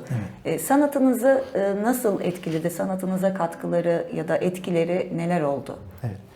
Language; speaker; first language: Turkish; native; Turkish